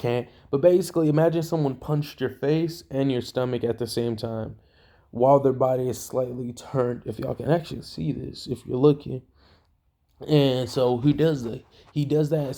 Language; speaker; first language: English; native; English